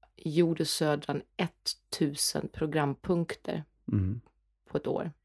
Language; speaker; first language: Swedish; non-native, fluent; German